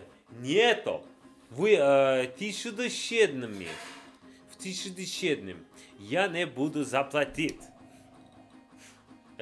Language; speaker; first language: Russian; non-native, learner; English